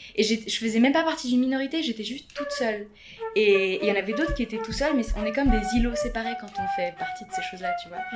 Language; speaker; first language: French; early bilingual, other home language; German